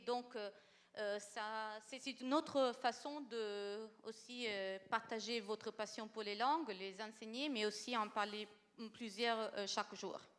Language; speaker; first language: French; non-native, fluent; Italian